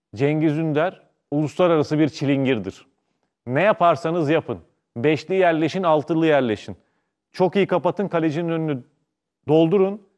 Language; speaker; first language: Turkish; native; Turkish